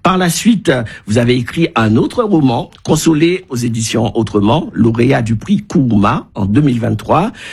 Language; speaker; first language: French; native; French